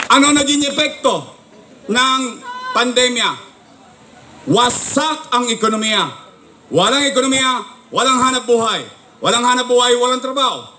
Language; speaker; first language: Filipino; native; Filipino